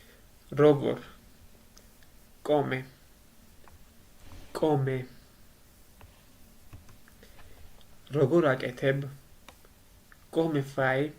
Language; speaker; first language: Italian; non-native, learner; Georgian